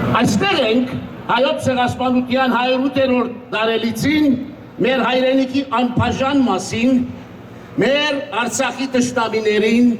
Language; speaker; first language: Armenian; early bilingual, other home language; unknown